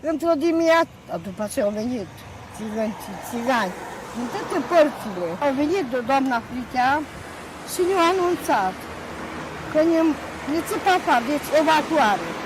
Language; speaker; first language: Romanian; non-native, local second language; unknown